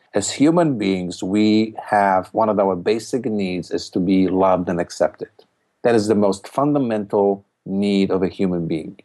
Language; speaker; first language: English; non-native, fluent; Polish